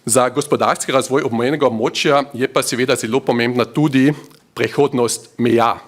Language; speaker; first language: Slovenian; native; Slovenian